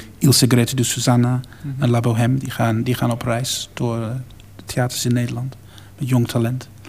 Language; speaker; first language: Dutch; non-native, fluent; English